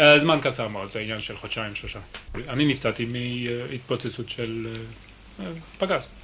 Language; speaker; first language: Hebrew; non-native, fluent; French